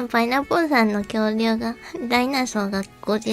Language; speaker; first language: Japanese; native; Japanese